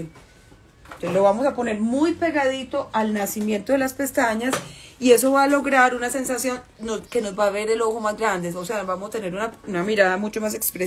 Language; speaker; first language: Spanish; native; Spanish